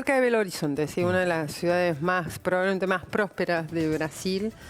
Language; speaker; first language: Spanish; native; Spanish